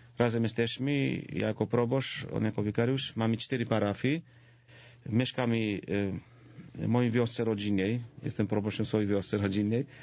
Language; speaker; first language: Polish; non-native, fluent; Georgian